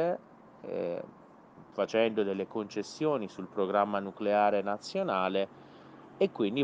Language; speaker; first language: Italian; non-native, fluent; Persian